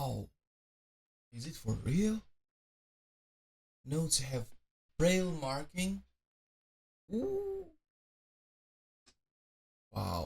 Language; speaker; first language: English; non-native, fluent; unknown